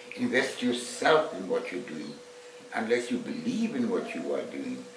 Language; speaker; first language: English; non-native, local second language; Hindi